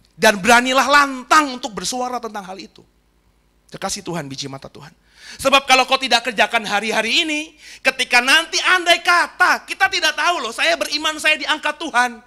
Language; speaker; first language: Indonesian; native; Indonesian